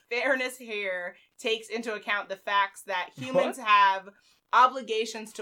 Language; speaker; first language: English; native; English